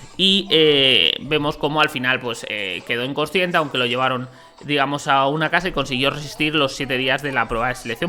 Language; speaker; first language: Spanish; native; Spanish